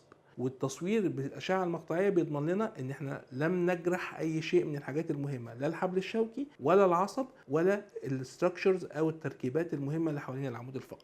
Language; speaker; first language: Arabic; native; Arabic